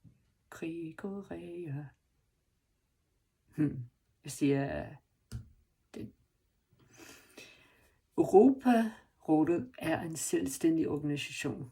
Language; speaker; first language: Danish; non-native, learner; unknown